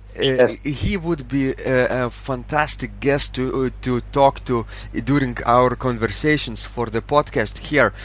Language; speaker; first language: English; non-native, fluent; Lithuanian